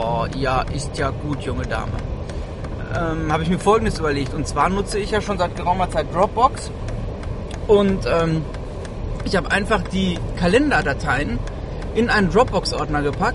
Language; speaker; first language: German; native; German